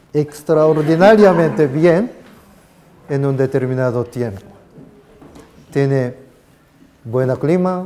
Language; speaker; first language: Spanish; non-native, fluent; Japanese